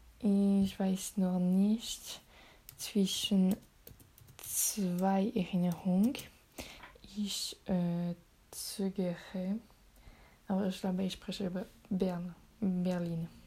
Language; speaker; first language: German; non-native, learner; French